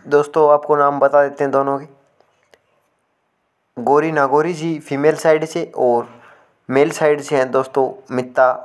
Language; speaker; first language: Hindi; native; Hindi